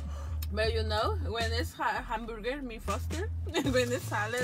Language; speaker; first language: English; non-native, learner; Spanish